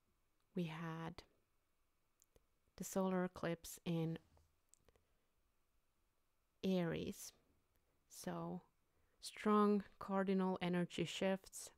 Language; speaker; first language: English; non-native, fluent; Finnish